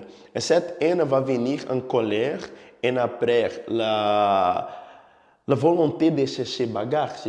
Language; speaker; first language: French; non-native, fluent; Portuguese